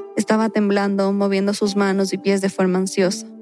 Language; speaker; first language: Spanish; native; Spanish